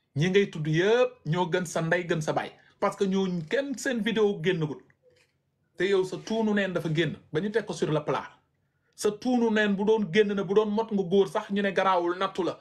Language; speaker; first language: Wolof; non-native, local second language; Fula